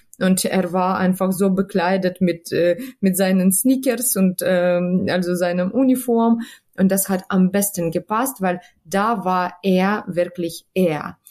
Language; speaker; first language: German; non-native, fluent; Ukrainian